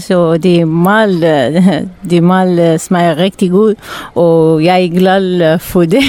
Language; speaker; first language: Danish; non-native, learner; Arabic